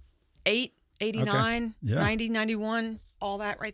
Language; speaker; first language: English; native; English